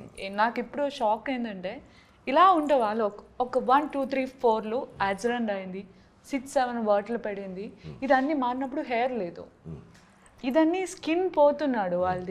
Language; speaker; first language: Telugu; non-native, learner; Malayalam